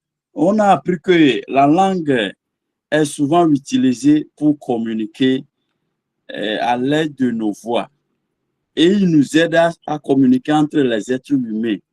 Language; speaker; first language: French; non-native, learner; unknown